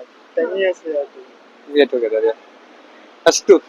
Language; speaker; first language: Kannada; non-native, learner; Malayalam